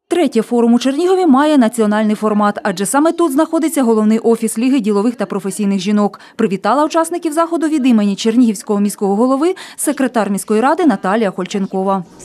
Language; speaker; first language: Ukrainian; native; Ukrainian